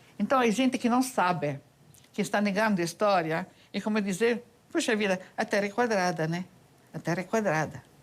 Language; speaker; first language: Portuguese; non-native, fluent; Italian